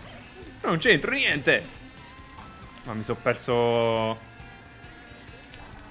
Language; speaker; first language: Italian; native; Italian